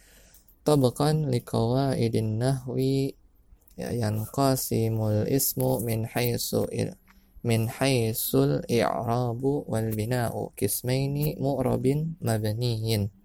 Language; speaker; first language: Arabic; non-native, fluent; Indonesian